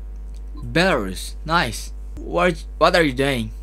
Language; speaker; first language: English; non-native, learner; Indonesian